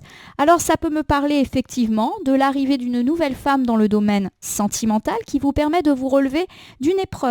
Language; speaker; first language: French; native; French